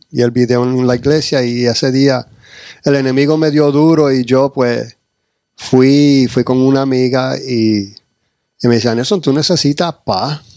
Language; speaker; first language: Spanish; early bilingual, heritage; Spanish